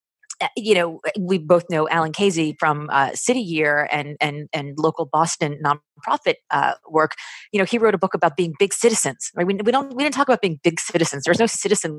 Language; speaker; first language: English; native; English